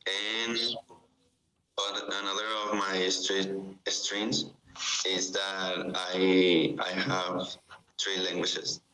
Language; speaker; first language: English; non-native, learner; Spanish